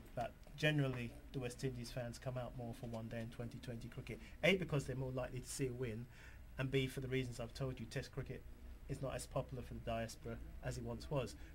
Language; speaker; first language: English; native; English